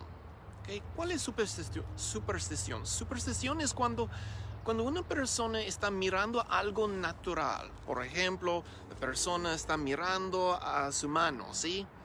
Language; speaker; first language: Spanish; non-native, learner; English